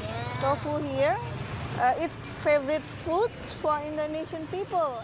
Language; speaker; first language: English; non-native, fluent; Indonesian